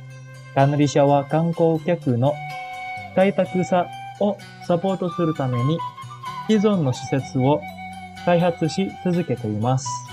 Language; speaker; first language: Japanese; non-native, fluent; Indonesian